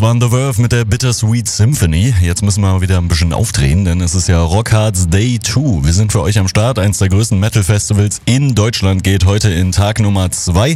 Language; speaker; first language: German; native; German